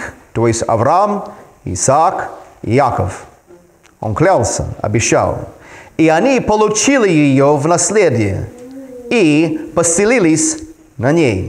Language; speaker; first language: Russian; non-native, fluent; English